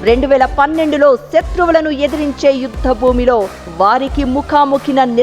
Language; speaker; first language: Telugu; native; Telugu